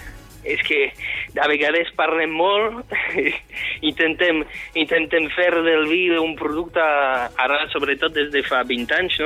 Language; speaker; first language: Catalan; non-native, fluent; French